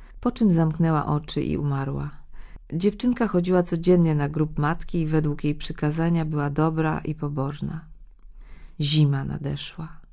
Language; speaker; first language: Polish; native; Polish